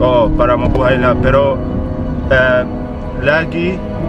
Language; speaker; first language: Filipino; non-native, learner; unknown